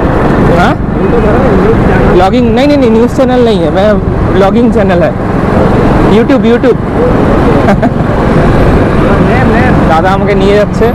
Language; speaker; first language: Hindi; non-native, local second language; Bangla